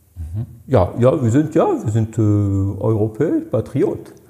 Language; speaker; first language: German; non-native, fluent; French